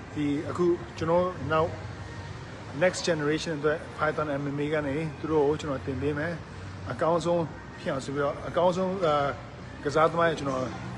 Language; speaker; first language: Burmese; non-native, local second language; Kachin